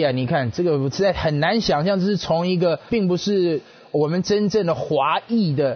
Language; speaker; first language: Chinese; native; Chinese